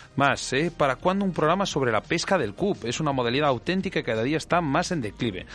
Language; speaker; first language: Spanish; native; Spanish